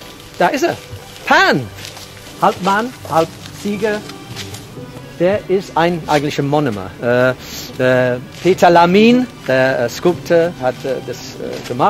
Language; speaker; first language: German; non-native, fluent; English